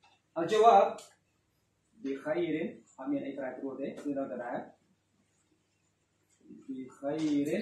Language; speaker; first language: Arabic; non-native, fluent; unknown